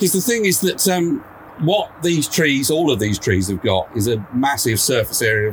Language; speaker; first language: English; native; English